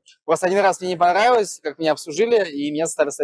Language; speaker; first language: Russian; native; Russian